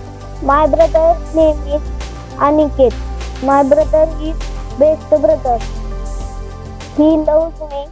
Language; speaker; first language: English; non-native, learner; Marathi